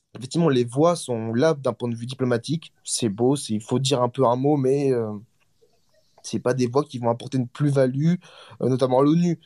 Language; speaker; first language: French; native; French